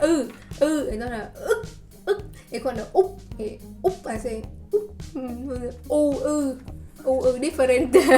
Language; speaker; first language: Spanish; non-native, learner; Vietnamese